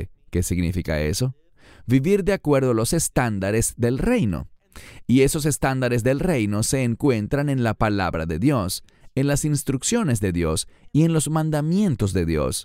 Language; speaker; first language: Spanish; native; Spanish